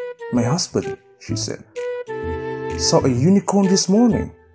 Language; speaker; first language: English; non-native, fluent; Indonesian